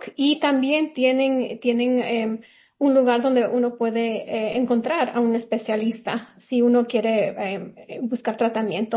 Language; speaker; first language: Spanish; early bilingual, heritage; Spanish